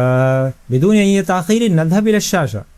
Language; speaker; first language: Arabic; non-native, fluent; Urdu